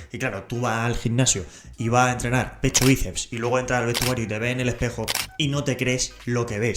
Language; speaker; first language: Spanish; native; Spanish